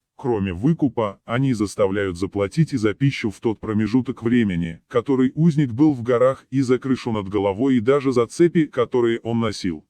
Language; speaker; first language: Russian; non-native, local second language; Chechen